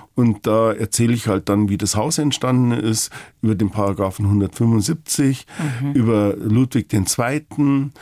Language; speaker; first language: German; native; German